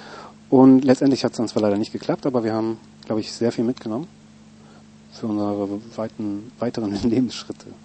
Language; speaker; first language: German; native; German